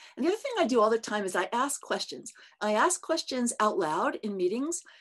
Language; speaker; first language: English; native; English